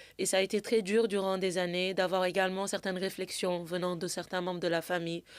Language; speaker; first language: French; non-native, local second language; Wolof